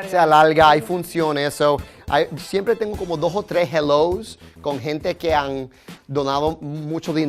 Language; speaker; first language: Spanish; early bilingual, heritage; Spanish